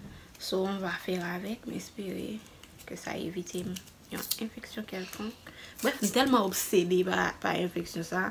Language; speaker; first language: French; non-native, local second language; Haitian Creole